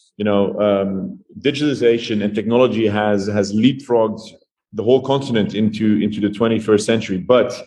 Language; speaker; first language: English; non-native, fluent; Dutch